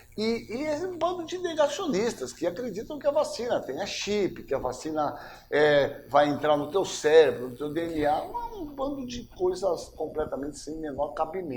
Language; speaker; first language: Portuguese; native; Portuguese